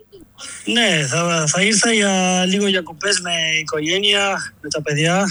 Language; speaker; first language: Greek; non-native, learner; Spanish